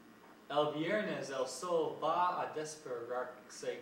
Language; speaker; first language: Spanish; non-native, learner; English